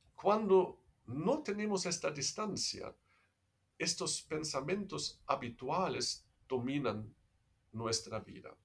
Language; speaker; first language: Spanish; non-native, fluent; German